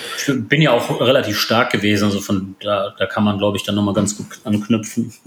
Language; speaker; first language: German; early bilingual, other home language; Polish